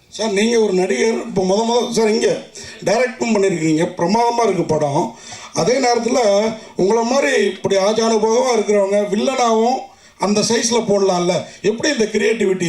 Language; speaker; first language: Tamil; native; Tamil